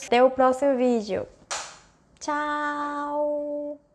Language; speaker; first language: Portuguese; non-native, fluent; Korean